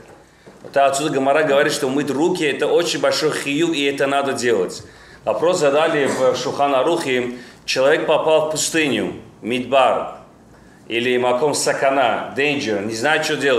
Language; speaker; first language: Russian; non-native, local second language; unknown